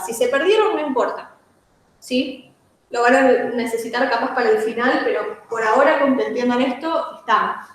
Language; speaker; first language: Spanish; native; Spanish